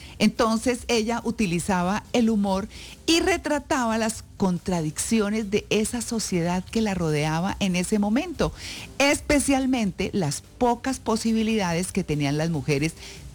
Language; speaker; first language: Spanish; native; Spanish